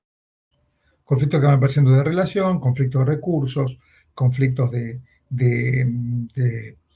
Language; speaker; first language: Spanish; native; Spanish